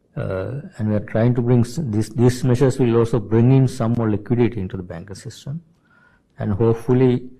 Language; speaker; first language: English; non-native, local second language; Sinhala